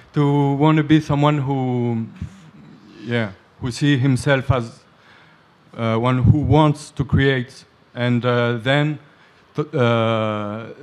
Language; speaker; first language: English; non-native, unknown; French